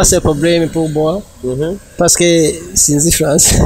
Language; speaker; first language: French; non-native, learner; Rundi